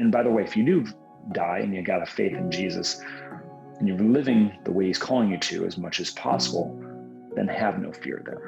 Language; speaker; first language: English; native; English